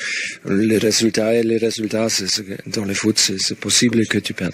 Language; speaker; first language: French; non-native, learner; Spanish